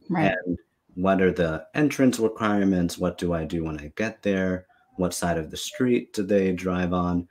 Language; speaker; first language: English; native; English